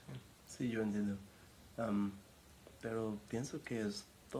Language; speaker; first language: Spanish; non-native, learner; English